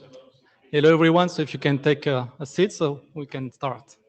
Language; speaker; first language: English; non-native, fluent; French